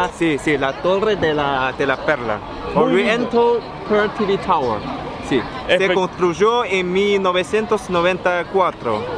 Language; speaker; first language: Spanish; non-native, fluent; Chinese